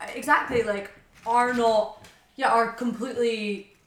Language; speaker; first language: English; native; English